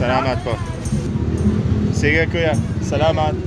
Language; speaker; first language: Filipino; non-native, learner; Arabic